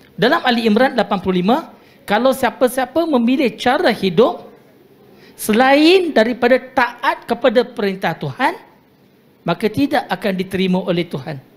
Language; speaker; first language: Malay; non-native, local second language; Tamil